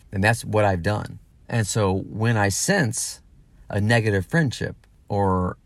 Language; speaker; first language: English; native; English